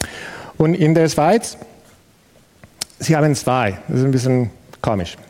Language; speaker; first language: German; non-native, fluent; Spanish